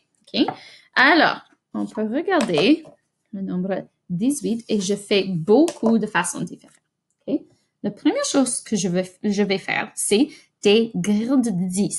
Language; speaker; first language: French; non-native, fluent; English